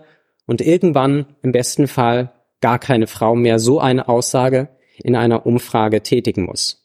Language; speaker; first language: German; native; German